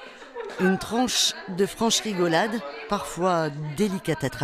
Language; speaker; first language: French; native; French